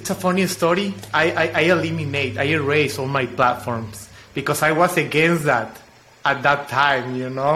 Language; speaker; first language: English; non-native, fluent; Spanish